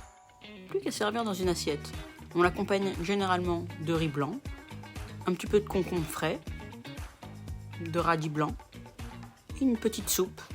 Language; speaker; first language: French; native; French